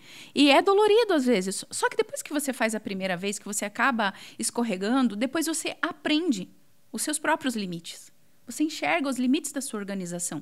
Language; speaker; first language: Portuguese; native; Portuguese